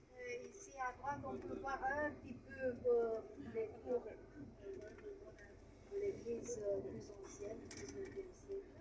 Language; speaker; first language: French; non-native, fluent; Romanian